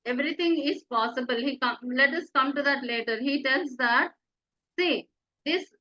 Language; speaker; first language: English; non-native, local second language; Telugu